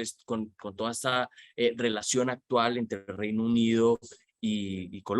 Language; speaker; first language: Spanish; native; Spanish